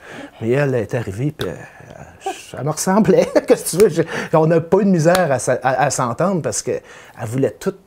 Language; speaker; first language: French; native; French